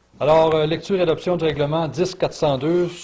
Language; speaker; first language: French; native; French